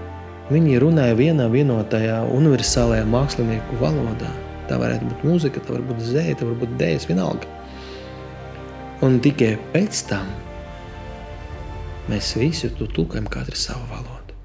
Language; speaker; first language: Latvian; non-native, local second language; Russian